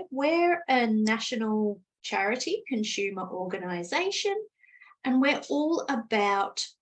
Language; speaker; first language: English; native; English